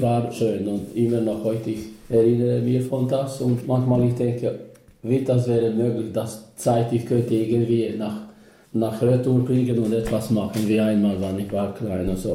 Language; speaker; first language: German; non-native, learner; Albanian